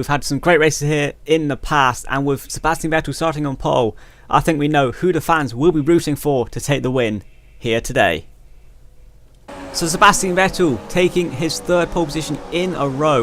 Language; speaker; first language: English; native; English